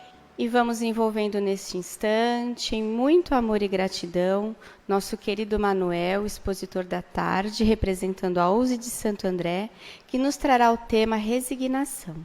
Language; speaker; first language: Portuguese; native; Portuguese